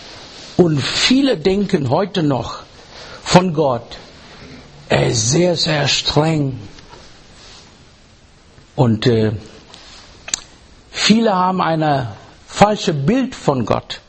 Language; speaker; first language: German; non-native, fluent; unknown